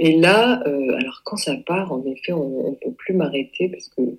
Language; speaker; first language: French; native; French